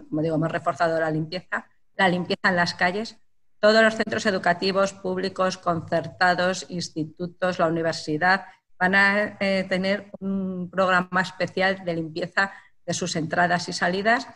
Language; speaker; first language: Spanish; native; Spanish